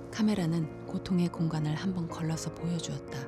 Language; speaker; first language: Korean; native; Korean